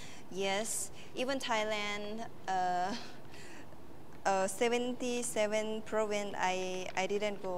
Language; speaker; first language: English; non-native, learner; Thai